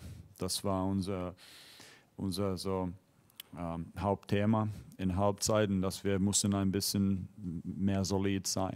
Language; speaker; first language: German; non-native, fluent; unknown